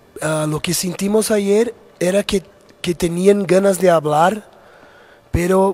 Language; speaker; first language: Spanish; non-native, fluent; Portuguese